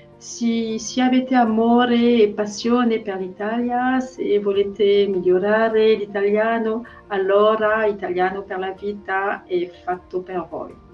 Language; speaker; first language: Italian; non-native, learner; French